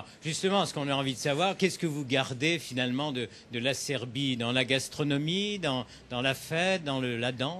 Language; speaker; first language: French; native; French